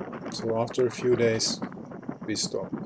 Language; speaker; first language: English; non-native, fluent; German